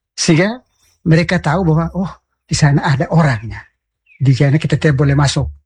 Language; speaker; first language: Indonesian; non-native, local second language; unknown